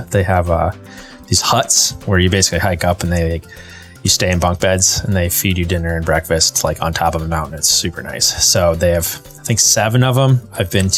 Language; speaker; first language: English; native; English